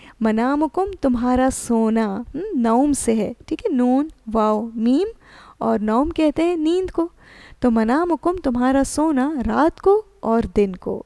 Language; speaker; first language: Urdu; native; Urdu